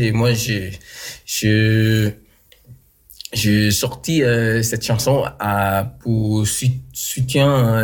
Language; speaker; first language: French; non-native, local second language; English